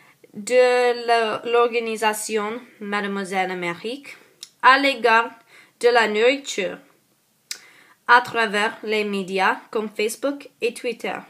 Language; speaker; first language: French; non-native, learner; English